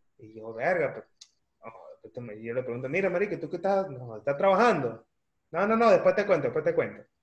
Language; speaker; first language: Spanish; native; Spanish